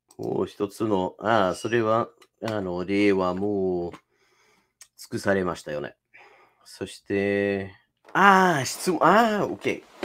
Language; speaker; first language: Japanese; non-native, fluent; English